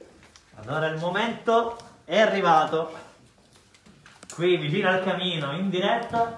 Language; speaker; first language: Italian; native; Italian